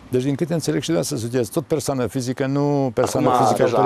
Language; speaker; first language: Romanian; native; Romanian